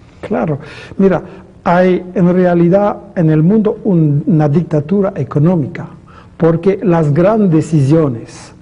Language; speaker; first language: Spanish; non-native, fluent; French